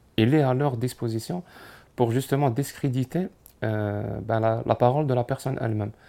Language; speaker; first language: French; non-native, local second language; Arabic